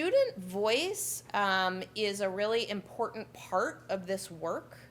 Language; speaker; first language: English; native; English